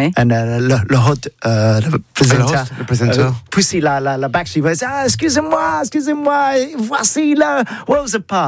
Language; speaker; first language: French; non-native, learner; English